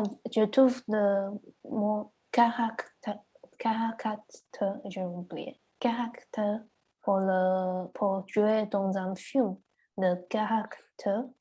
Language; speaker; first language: French; non-native, learner; Chinese